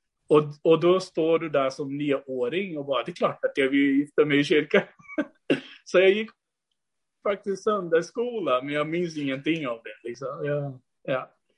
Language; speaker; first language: Swedish; non-native, fluent; Portuguese